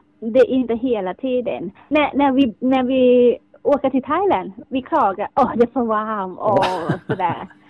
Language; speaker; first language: Swedish; non-native, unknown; Thai